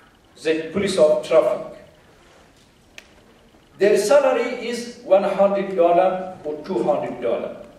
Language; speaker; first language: English; non-native, fluent; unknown